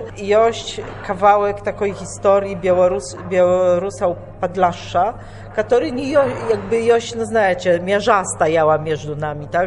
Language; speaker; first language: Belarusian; early bilingual, heritage; Belarusian